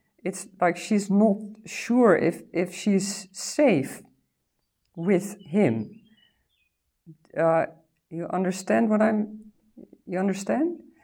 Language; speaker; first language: English; non-native, fluent; Dutch